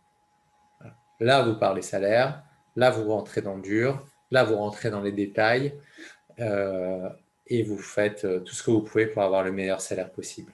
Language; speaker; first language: French; native; French